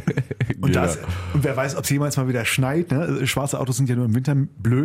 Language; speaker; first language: German; native; German